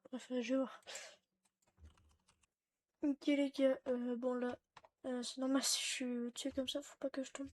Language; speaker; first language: French; native; French